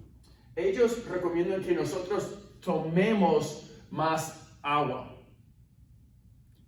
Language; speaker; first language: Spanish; non-native, fluent; English